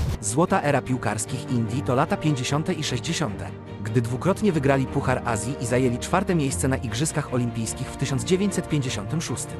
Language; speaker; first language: Polish; native; Polish